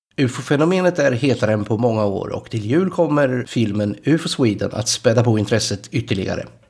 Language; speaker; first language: Swedish; native; Swedish